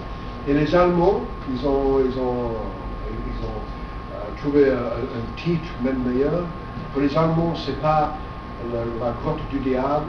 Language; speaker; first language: French; non-native, fluent; English